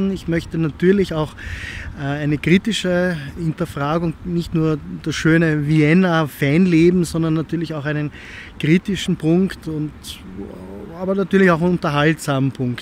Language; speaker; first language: German; native; German